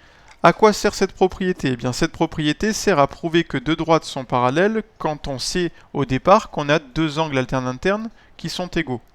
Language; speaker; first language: French; native; French